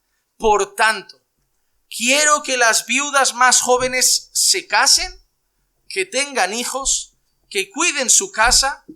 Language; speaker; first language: Spanish; native; Spanish